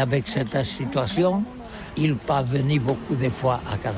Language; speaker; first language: French; non-native, learner; Catalan